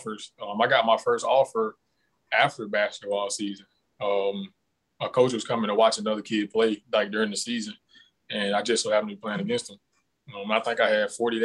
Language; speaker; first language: English; native; English